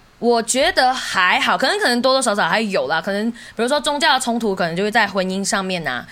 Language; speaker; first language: Chinese; native; Chinese